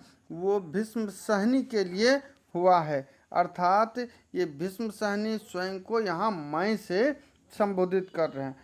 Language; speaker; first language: Hindi; native; Hindi